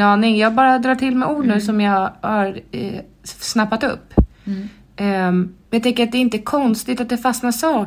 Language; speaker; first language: Swedish; native; Swedish